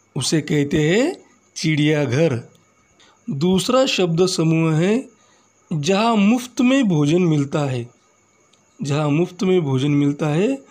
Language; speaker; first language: Hindi; non-native, local second language; Marathi